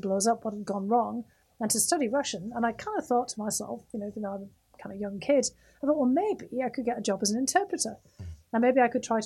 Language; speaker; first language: English; native; English